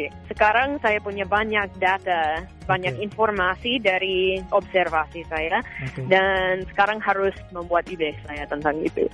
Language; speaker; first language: Indonesian; non-native, fluent; English